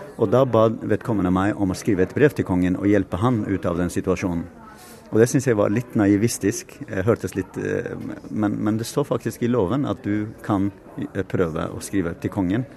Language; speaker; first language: Norwegian; non-native, fluent; Kurdish